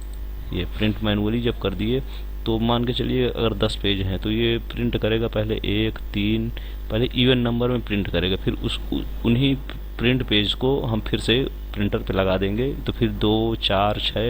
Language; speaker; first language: Hindi; native; Hindi